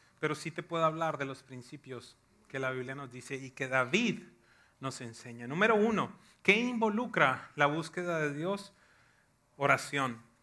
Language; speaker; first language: Spanish; native; Spanish